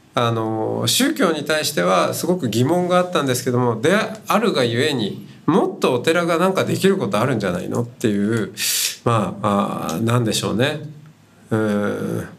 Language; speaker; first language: Japanese; native; Japanese